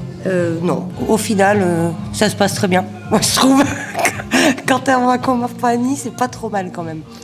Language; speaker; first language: French; native; French